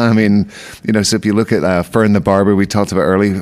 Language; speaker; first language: English; native; English